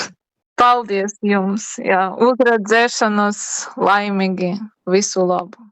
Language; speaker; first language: Latvian; non-native, learner; Ukrainian